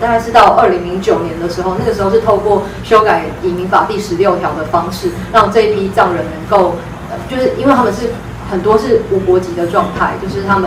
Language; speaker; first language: Chinese; native; Chinese